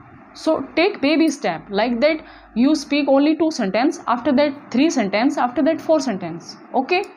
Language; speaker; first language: English; non-native, local second language; Hindi